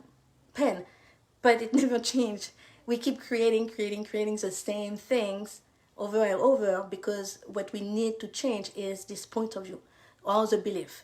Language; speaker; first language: English; non-native, fluent; French